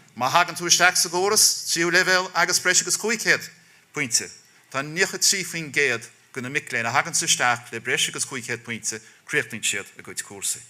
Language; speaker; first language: Irish; native; Irish